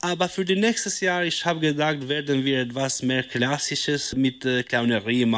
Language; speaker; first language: German; non-native, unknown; Albanian